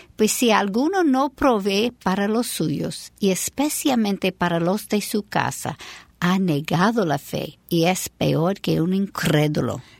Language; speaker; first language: Spanish; non-native, fluent; English